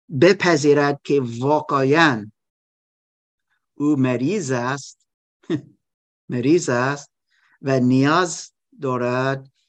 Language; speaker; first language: Persian; non-native, learner; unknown